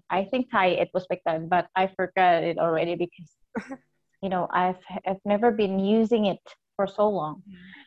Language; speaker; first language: English; non-native, fluent; Indonesian